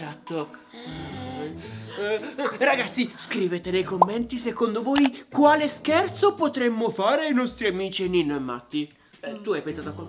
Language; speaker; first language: Italian; native; Italian